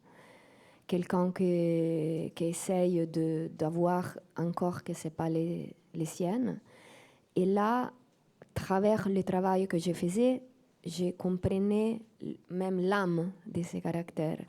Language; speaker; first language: French; non-native, fluent; Italian